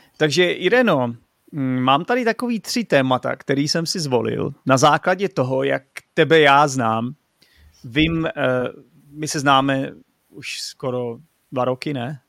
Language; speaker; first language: Czech; native; Czech